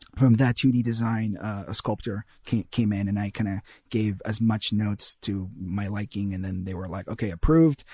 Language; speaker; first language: English; early bilingual, heritage; Spanish